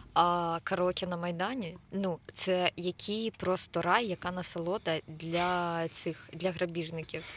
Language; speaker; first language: Ukrainian; native; Ukrainian